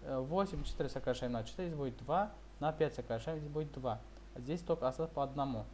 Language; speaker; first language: Russian; non-native, local second language; Kazakh